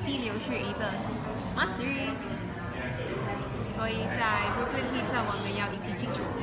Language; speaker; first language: Chinese; non-native, learner; Filipino